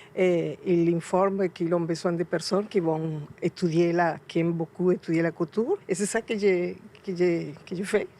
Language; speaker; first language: French; non-native, learner; Spanish